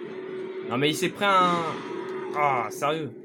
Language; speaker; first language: French; native; French